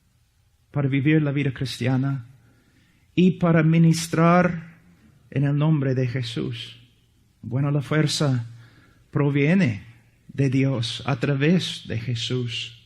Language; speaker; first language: Spanish; non-native, fluent; English